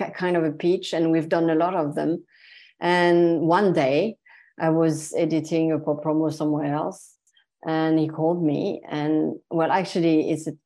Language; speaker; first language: English; non-native, fluent; French